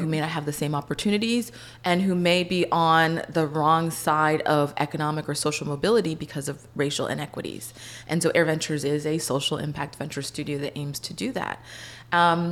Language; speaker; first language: English; native; English